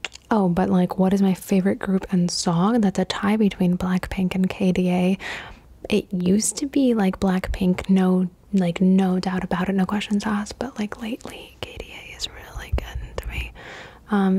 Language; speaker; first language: English; early bilingual, other home language; Spanish